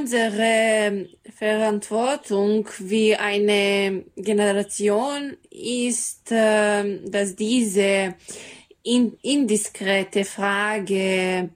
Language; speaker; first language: German; non-native, learner; Serbian